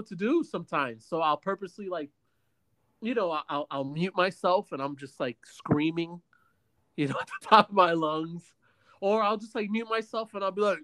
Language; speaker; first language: English; early bilingual, other home language; Spanish